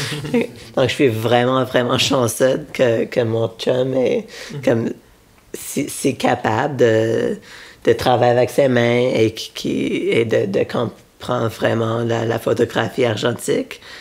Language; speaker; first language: French; non-native, local second language; English